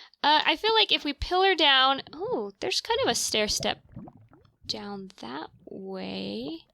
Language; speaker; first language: English; native; English